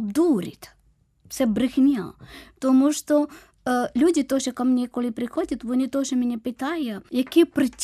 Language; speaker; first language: Ukrainian; non-native, learner; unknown